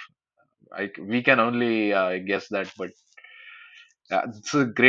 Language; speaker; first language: English; non-native, local second language; Hindi